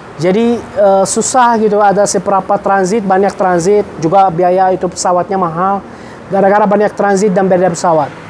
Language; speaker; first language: Indonesian; non-native, fluent; Arabic